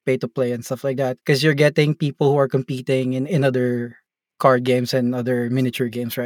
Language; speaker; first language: English; non-native, local second language; Filipino